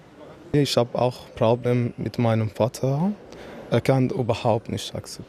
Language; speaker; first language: German; non-native, learner; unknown